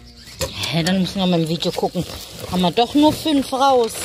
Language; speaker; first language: German; native; German